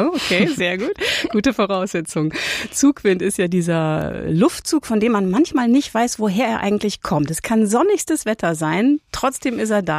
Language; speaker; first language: German; native; German